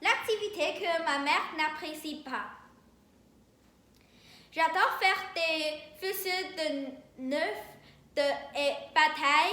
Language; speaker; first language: French; non-native, learner; Chinese